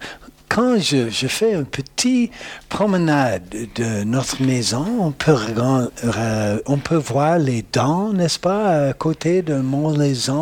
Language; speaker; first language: French; non-native, learner; English